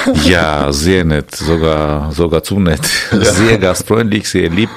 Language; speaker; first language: German; non-native, fluent; Armenian